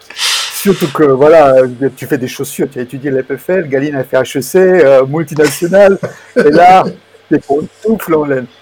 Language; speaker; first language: French; non-native, fluent; Romanian